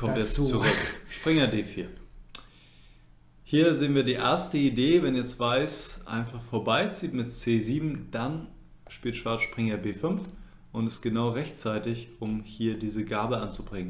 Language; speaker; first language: German; native; German